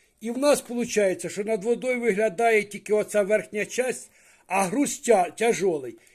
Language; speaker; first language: Ukrainian; native; Ukrainian